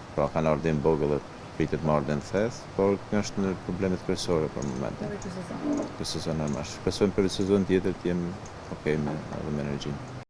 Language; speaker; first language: Albanian; native; Albanian